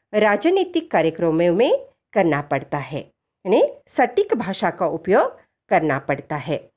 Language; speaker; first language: Hindi; non-native, local second language; Marathi